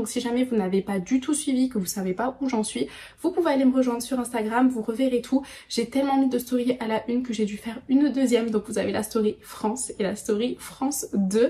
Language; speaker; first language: French; native; French